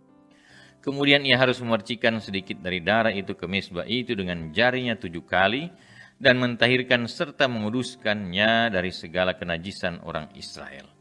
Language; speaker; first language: Indonesian; native; Indonesian